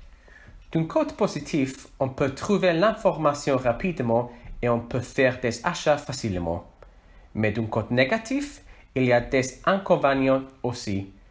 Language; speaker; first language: French; non-native, learner; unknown